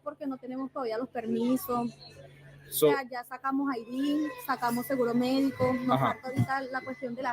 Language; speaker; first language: Spanish; native; Spanish